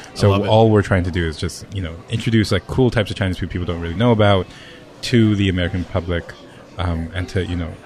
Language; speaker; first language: English; non-native, local second language; Cantonese